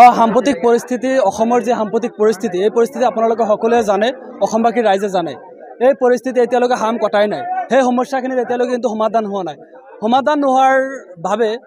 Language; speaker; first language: Assamese; non-native, local second language; Bangla